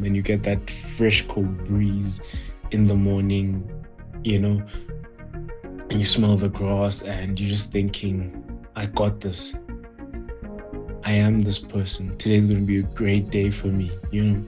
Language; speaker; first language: English; non-native, local second language; Southern Sotho